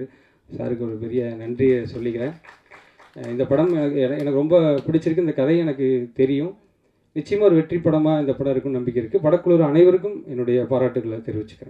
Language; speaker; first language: Tamil; native; Tamil